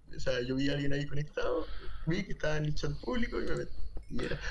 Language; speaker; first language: Spanish; native; Spanish